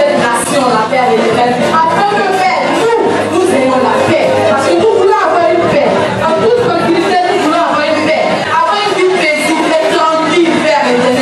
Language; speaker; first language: French; non-native, local second language; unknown